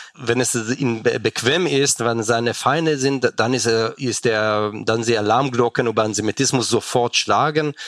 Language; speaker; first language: German; non-native, fluent; Hebrew